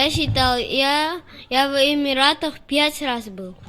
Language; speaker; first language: Russian; non-native, local second language; Uzbek